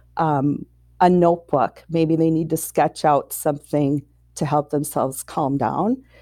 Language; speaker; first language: English; native; English